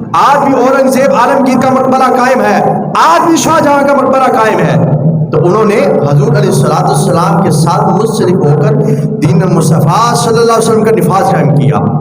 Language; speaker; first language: Urdu; non-native, local second language; Punjabi